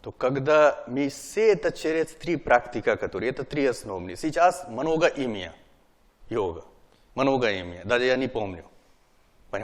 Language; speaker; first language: Russian; non-native, learner; Hindi